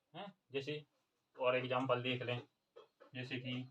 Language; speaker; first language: Hindi; native; Hindi